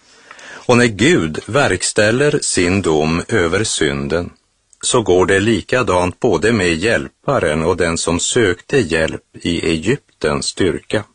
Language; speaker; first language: Swedish; native; Swedish